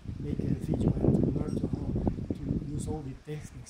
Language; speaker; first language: English; non-native, fluent; Dutch